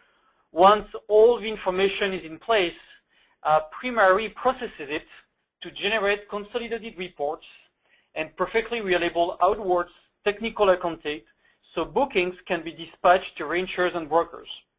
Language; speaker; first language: English; non-native, fluent; French